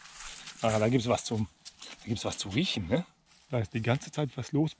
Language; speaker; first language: German; native; German